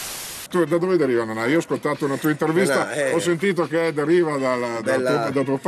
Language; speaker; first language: Italian; native; Italian